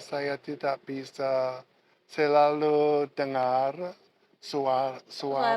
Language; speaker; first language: Indonesian; non-native, learner; English